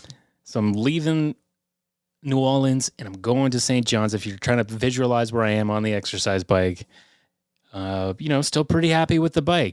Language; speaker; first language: English; native; English